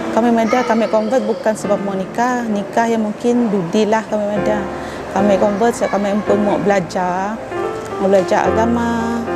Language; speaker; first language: Malay; non-native, local second language; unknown